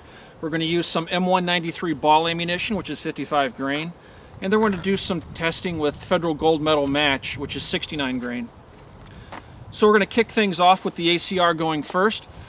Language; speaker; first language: English; native; English